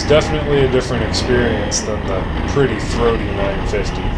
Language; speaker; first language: English; native; English